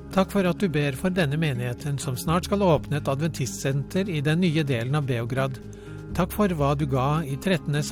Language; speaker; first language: Norwegian; native; Norwegian